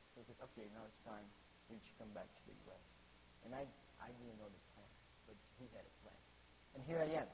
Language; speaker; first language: English; non-native, fluent; Portuguese